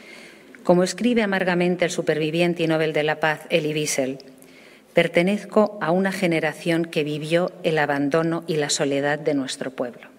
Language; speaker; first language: Spanish; native; Spanish